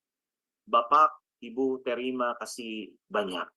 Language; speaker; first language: Indonesian; non-native, learner; Filipino